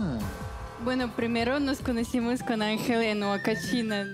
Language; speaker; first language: Spanish; non-native, learner; English